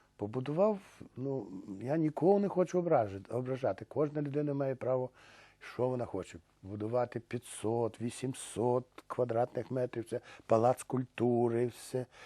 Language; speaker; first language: Ukrainian; native; Ukrainian